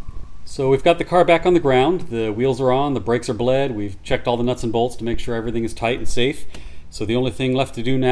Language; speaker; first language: English; native; English